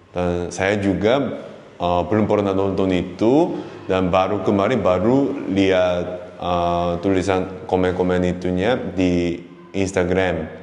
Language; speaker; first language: Indonesian; non-native, fluent; Korean